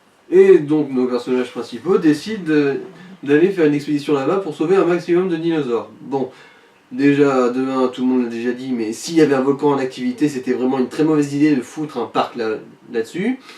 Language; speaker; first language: French; native; French